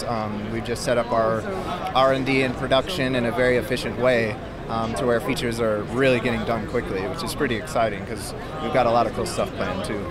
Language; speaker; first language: English; native; English